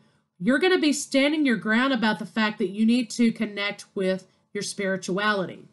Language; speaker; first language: English; native; English